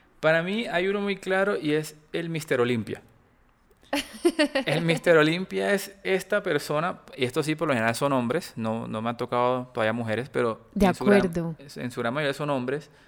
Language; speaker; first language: Spanish; native; Spanish